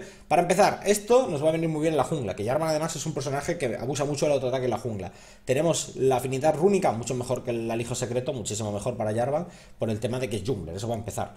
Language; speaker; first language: Spanish; native; Spanish